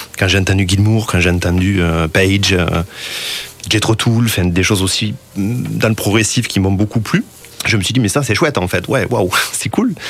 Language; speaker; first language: French; native; French